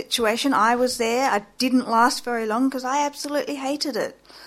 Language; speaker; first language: English; native; English